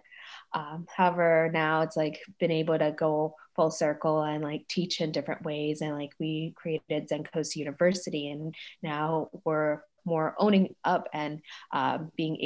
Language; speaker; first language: English; native; English